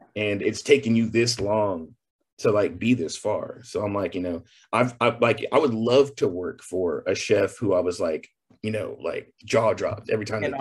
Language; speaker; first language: English; native; English